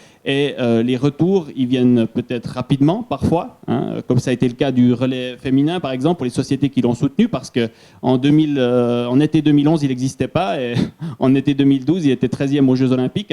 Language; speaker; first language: French; native; French